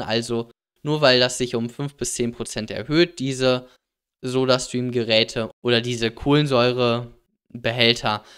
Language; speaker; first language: German; native; German